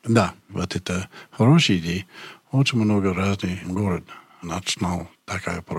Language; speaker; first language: Russian; non-native, learner; English